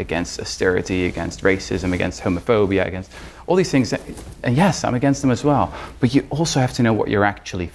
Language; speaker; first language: English; non-native, fluent; Dutch